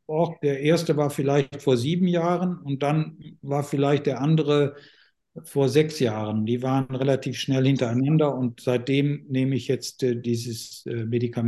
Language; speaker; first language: German; native; German